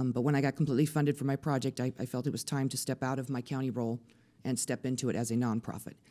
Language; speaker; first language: English; native; English